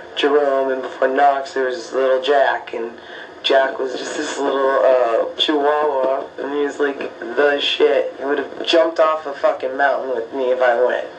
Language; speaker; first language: English; native; English